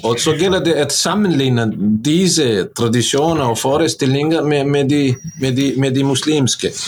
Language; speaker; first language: Norwegian; non-native, fluent; Bosnian